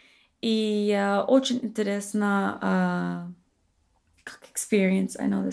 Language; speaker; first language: Russian; non-native, learner; English